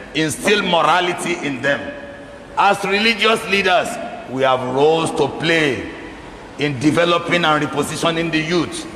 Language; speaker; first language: English; non-native, local second language; Yoruba